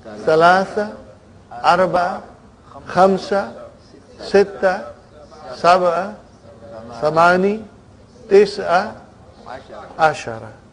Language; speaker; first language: Arabic; non-native, fluent; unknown